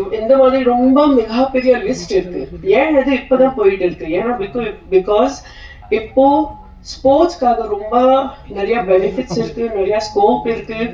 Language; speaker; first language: Tamil; non-native, fluent; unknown